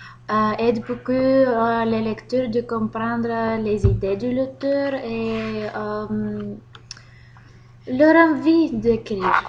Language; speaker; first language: French; non-native, learner; Bulgarian